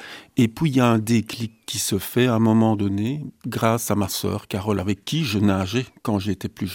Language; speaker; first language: French; native; French